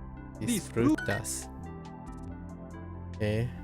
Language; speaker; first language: Spanish; non-native, learner; English